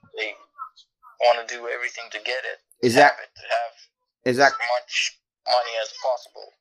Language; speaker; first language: English; non-native, fluent; Romanian